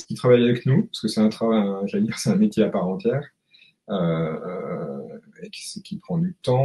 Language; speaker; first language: French; native; French